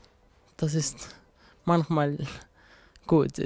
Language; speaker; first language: German; non-native, learner; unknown